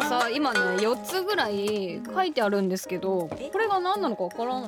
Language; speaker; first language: Japanese; native; Japanese